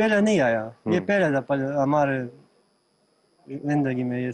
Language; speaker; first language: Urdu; non-native, local second language; Pashto